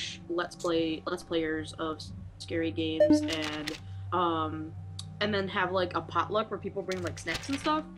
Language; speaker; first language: English; native; English